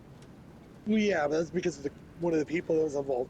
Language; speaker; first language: English; native; English